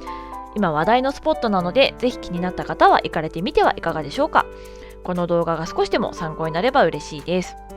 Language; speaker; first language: Japanese; native; Japanese